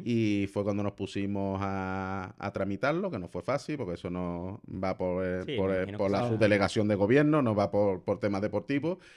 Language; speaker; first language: Spanish; native; Spanish